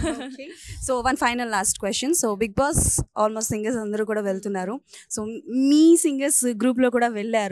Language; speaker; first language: Telugu; native; Telugu